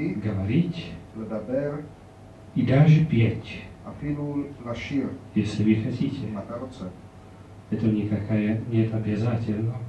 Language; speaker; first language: Russian; non-native, learner; Czech